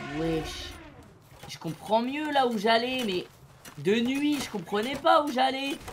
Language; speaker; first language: French; native; French